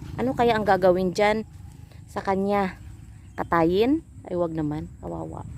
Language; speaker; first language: Filipino; non-native, local second language; Cebuano